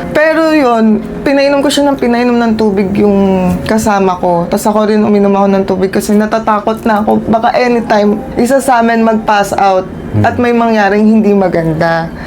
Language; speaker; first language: Filipino; non-native, local second language; Cebuano